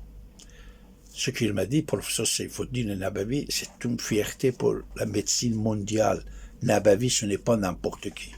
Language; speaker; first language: French; non-native, fluent; Persian